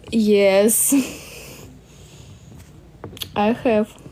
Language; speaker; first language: English; non-native, learner; Russian